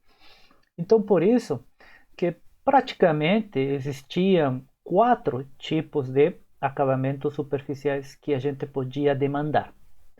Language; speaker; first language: Portuguese; native; Portuguese